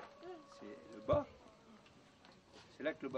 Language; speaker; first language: French; non-native, fluent; Vietnamese